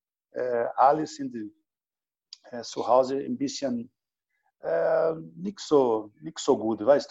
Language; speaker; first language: German; non-native, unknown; Portuguese